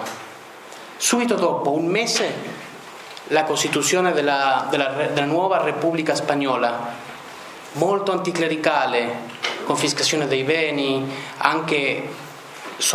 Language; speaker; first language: Italian; non-native, fluent; Spanish